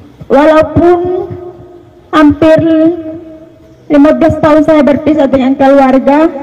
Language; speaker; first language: Indonesian; non-native, fluent; Filipino